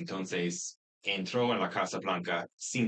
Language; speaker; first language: Spanish; non-native, fluent; English